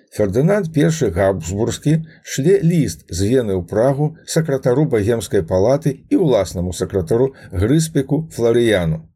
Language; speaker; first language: Belarusian; native; Belarusian